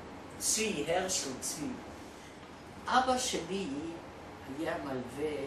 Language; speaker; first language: Hebrew; non-native, fluent; Polish